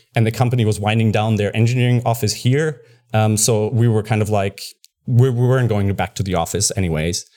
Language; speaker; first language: English; non-native, fluent; German